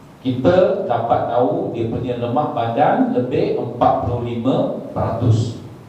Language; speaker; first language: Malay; non-native, local second language; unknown